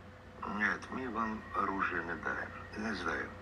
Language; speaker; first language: Russian; non-native, fluent; Serbian